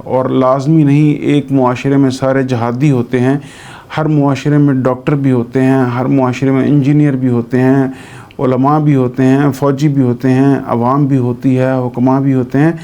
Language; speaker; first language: Urdu; non-native, local second language; Punjabi